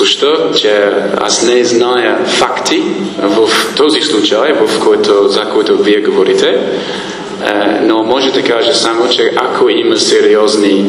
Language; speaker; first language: Bulgarian; non-native, fluent; English